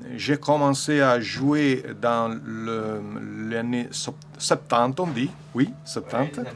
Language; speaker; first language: French; non-native, learner; Italian